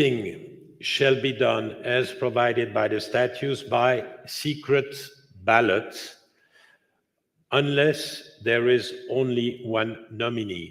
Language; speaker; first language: English; non-native, fluent; French